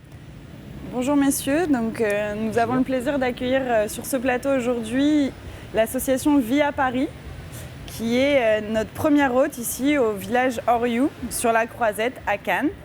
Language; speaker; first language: French; native; French